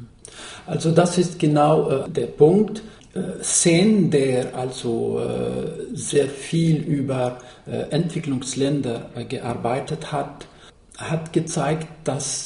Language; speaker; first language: German; non-native, fluent; Arabic